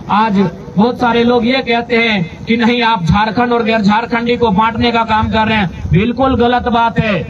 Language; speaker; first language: Hindi; native; Hindi